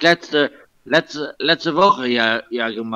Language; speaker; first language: German; non-native, local second language; Luxembourgish